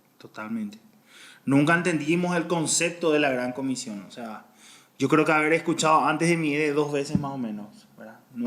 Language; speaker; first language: Spanish; native; Spanish